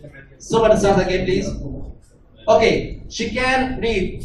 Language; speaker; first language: English; non-native, learner; Arabic